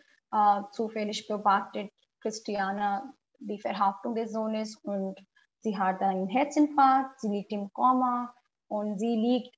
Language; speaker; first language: German; non-native, fluent; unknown